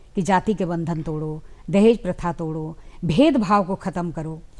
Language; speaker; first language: Hindi; native; Hindi